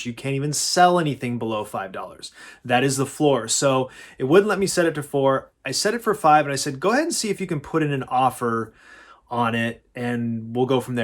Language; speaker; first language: English; native; English